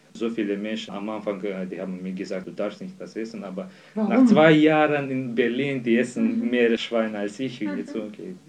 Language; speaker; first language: German; non-native, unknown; Azerbaijani